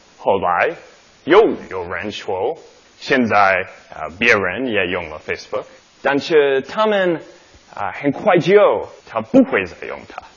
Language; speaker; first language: Chinese; non-native, learner; English